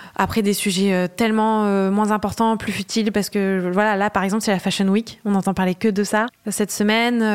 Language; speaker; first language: French; native; French